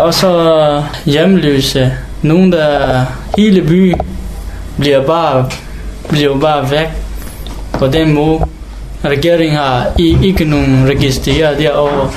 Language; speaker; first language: Danish; non-native, learner; Hakha Chin